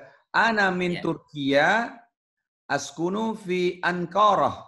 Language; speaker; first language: Arabic; non-native, learner; Indonesian